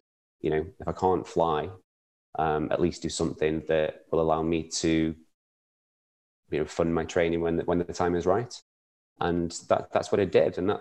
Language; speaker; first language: English; native; English